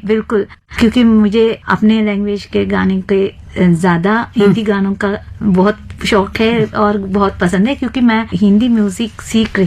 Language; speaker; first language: Hindi; non-native, fluent; Sinhala